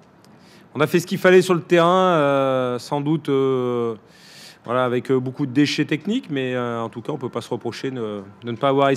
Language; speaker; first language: French; native; French